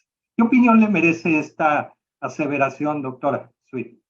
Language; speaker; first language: Spanish; native; Spanish